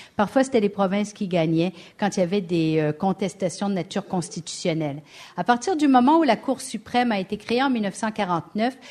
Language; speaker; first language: French; native; French